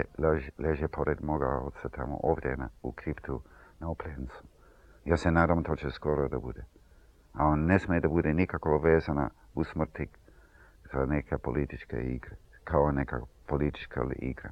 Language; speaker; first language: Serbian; early bilingual, heritage; Serbian